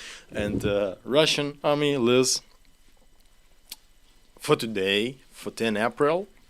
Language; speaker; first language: English; non-native, learner; Ukrainian